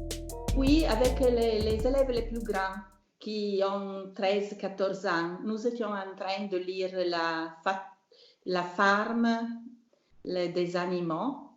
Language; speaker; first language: French; non-native, learner; Italian